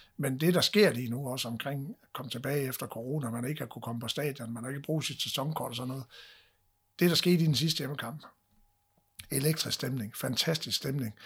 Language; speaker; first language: Danish; native; Danish